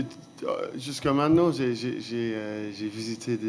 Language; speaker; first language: French; non-native, fluent; English